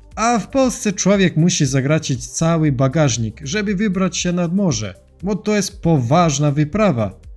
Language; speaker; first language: Polish; non-native, fluent; Serbian